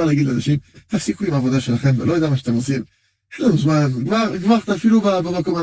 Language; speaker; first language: Hebrew; non-native, fluent; French